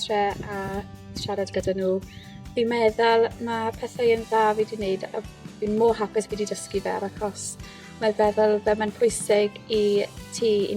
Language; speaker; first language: Welsh; non-native, local second language; English